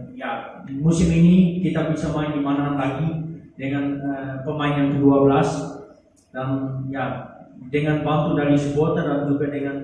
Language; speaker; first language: Indonesian; non-native, fluent; Dutch